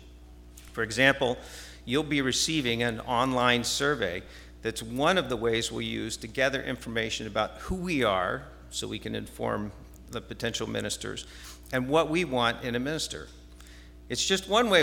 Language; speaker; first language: English; native; English